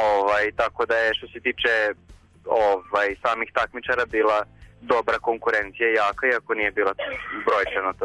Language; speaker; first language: Serbian; native; Serbian